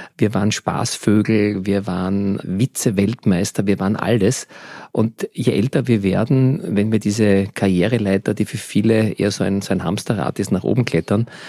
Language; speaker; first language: German; native; German